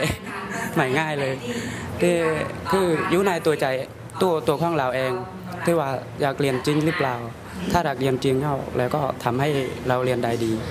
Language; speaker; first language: Thai; non-native, learner; Khmer